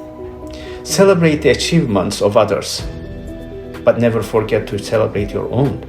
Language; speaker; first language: English; non-native, fluent; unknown